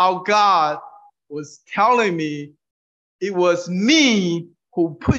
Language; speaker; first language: English; non-native, fluent; Min Nan Chinese